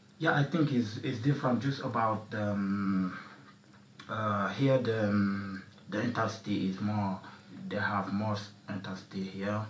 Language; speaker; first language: English; non-native, learner; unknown